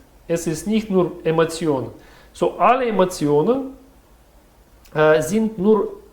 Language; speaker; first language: German; non-native, learner; Russian